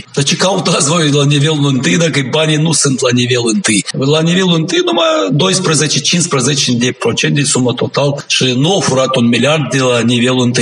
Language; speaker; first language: Romanian; non-native, local second language; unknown